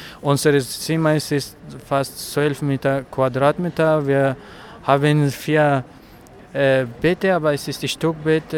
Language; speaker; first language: German; non-native, learner; Persian